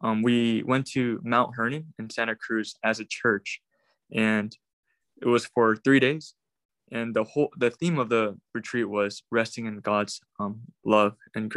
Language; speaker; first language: English; native; English